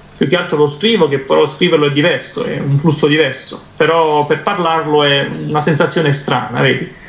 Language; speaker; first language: Italian; native; Italian